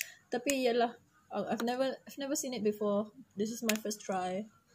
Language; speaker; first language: English; non-native, local second language; Malay